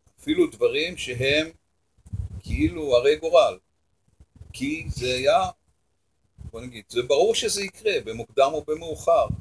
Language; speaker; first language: Hebrew; native; Hebrew